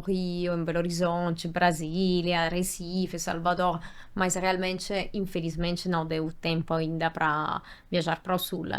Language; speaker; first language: Portuguese; non-native, fluent; Italian